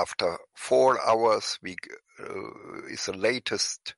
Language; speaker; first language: English; non-native, fluent; German